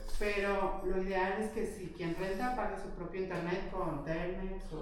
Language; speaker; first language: Spanish; native; Spanish